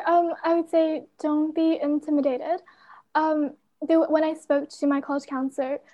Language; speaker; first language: English; non-native, fluent; Chinese